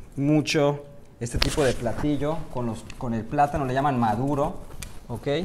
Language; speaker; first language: Spanish; early bilingual, heritage; Spanish